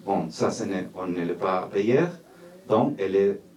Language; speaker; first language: French; non-native, fluent; Spanish